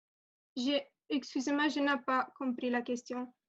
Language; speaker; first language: French; non-native, learner; Romanian